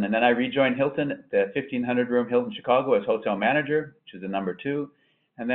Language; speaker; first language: English; native; English